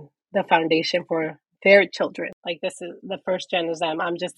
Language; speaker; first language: English; native; English